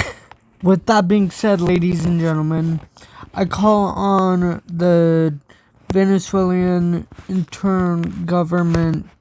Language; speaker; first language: English; native; English